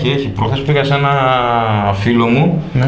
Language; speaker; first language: Greek; native; Greek